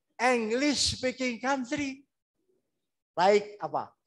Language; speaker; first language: English; non-native, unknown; Indonesian